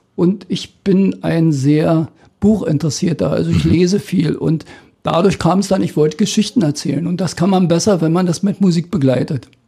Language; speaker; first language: German; native; German